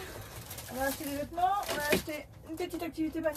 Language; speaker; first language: French; native; French